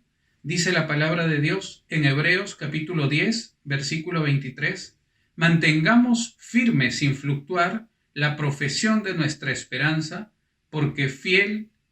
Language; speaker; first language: Spanish; native; Spanish